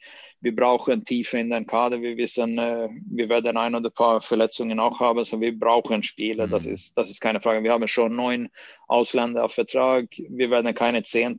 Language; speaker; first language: German; non-native, fluent; Swedish